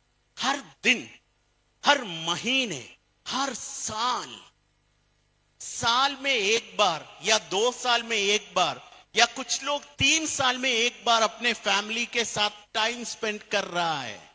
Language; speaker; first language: Hindi; non-native, fluent; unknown